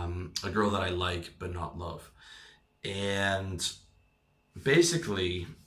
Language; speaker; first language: English; native; English